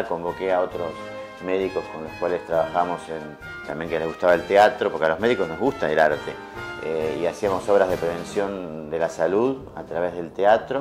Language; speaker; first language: Spanish; native; Spanish